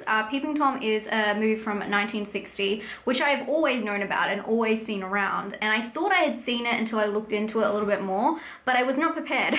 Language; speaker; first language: English; native; English